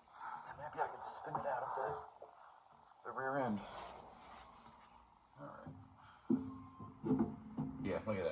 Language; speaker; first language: English; native; English